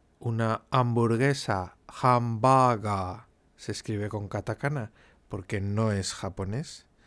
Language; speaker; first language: Spanish; native; Spanish